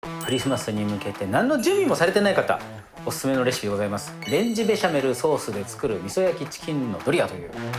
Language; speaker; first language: Japanese; native; Japanese